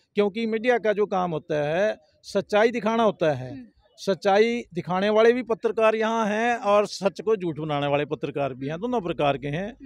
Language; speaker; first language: Hindi; native; Hindi